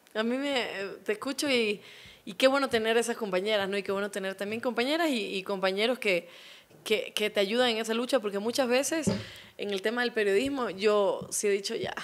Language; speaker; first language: Spanish; native; Spanish